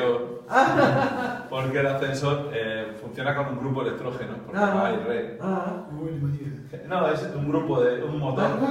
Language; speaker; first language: Spanish; native; Spanish